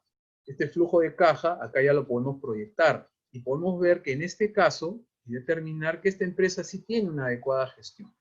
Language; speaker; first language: Spanish; native; Spanish